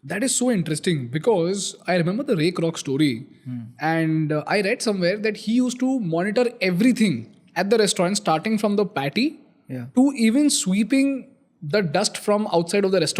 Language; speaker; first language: English; non-native, local second language; Hindi